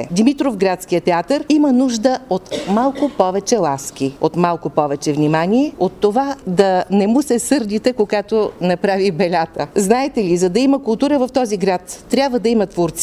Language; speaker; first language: Bulgarian; native; Bulgarian